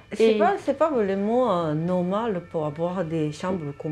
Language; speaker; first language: French; non-native, learner; Japanese